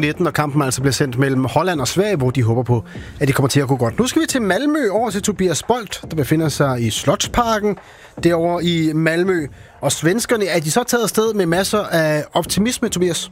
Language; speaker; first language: Danish; native; Danish